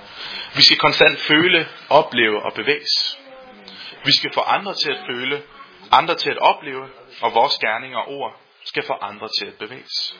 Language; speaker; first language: Danish; native; Danish